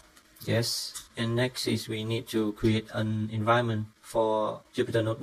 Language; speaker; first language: English; non-native, fluent; Vietnamese